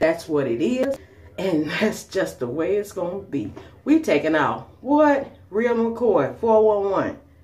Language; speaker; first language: English; native; English